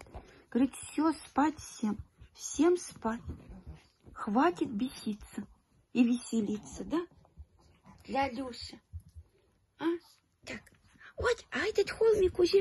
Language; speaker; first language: Russian; native; Russian